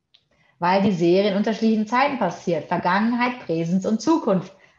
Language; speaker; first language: German; non-native, fluent; Portuguese